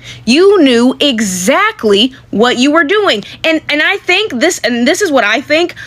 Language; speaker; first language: English; native; English